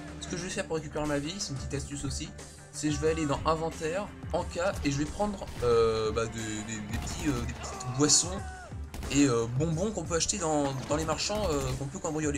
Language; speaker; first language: French; native; French